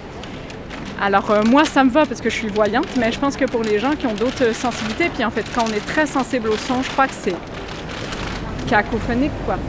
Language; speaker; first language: French; non-native, fluent; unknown